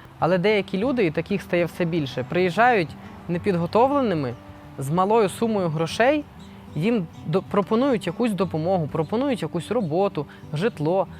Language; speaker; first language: Ukrainian; non-native, local second language; Russian